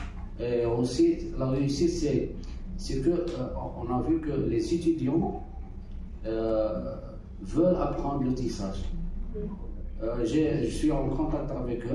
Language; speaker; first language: French; non-native, local second language; Arabic